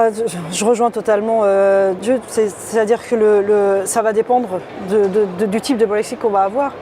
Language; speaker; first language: French; native; French